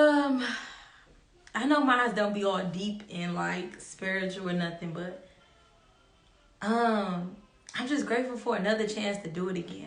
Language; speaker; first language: English; native; English